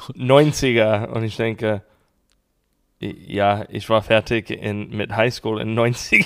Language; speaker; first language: German; non-native, learner; English